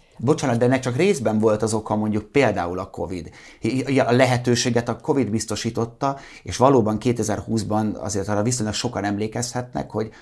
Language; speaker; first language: Hungarian; native; Hungarian